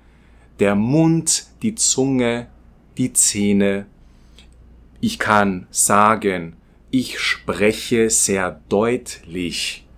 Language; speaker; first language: German; non-native, fluent; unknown